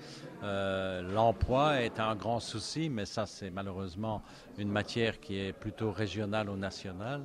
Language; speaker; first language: French; native; French